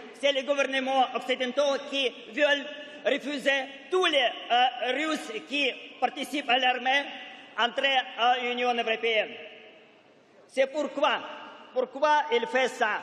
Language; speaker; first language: French; non-native, fluent; Russian